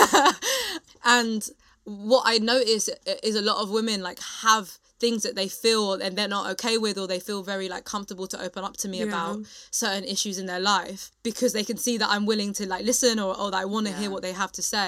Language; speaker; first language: English; native; English